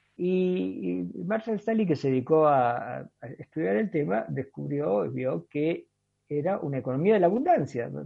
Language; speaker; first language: Spanish; native; Spanish